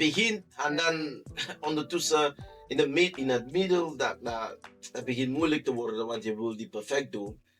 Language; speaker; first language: Dutch; non-native, fluent; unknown